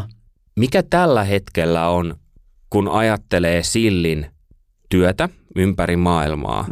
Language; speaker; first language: Finnish; native; Finnish